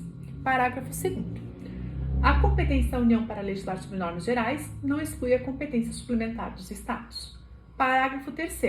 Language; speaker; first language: Portuguese; native; Portuguese